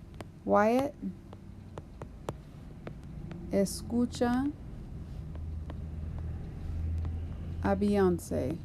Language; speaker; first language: Spanish; non-native, fluent; English